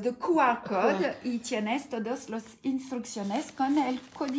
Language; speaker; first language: Spanish; non-native, learner; French